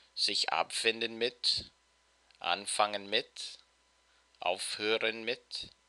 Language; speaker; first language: German; non-native, fluent; English